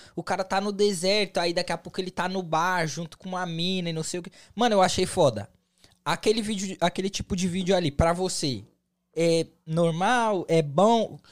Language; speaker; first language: Portuguese; native; Portuguese